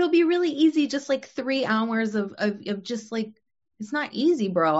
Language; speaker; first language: English; early bilingual, other home language; French